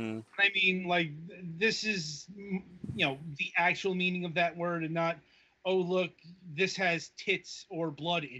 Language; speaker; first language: English; native; English